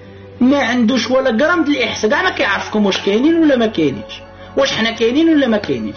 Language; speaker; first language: Arabic; native; Arabic